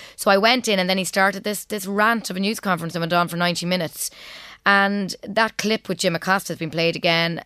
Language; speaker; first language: English; native; English